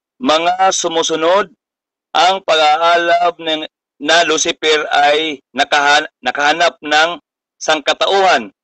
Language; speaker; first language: Filipino; non-native, local second language; Cebuano